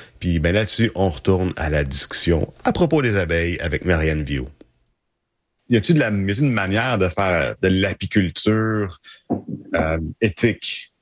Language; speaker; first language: French; native; French